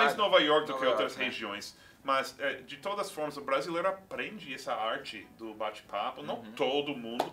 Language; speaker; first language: Portuguese; non-native, fluent; English